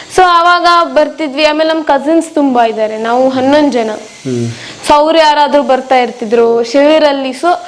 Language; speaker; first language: Kannada; non-native, local second language; Marwari